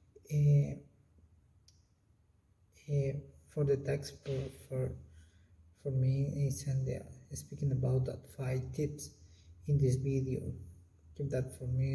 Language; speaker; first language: English; non-native, learner; Spanish